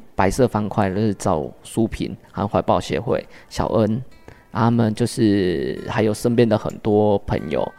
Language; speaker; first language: Chinese; native; Chinese